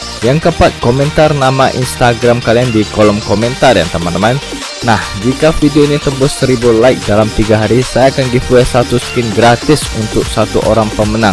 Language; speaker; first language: Indonesian; native; Indonesian